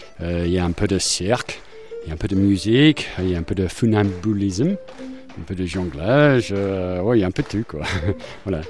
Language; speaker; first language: French; non-native, fluent; English